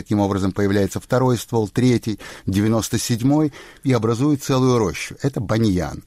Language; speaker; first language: Russian; native; Russian